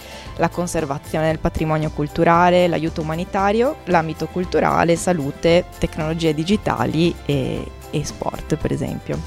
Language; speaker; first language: Italian; native; Italian